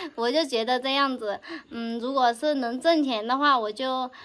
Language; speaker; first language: Chinese; non-native, fluent; Vietnamese